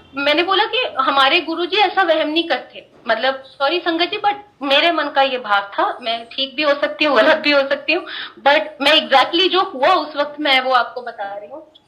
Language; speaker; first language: Hindi; non-native, local second language; Punjabi